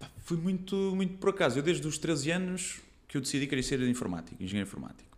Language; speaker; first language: Portuguese; native; Portuguese